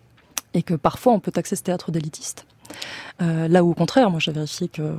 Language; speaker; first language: French; native; French